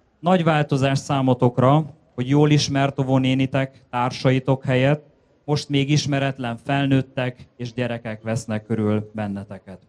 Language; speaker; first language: Hungarian; native; Hungarian